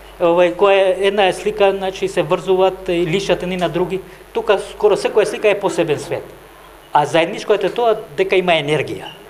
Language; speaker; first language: Macedonian; non-native, local second language; Albanian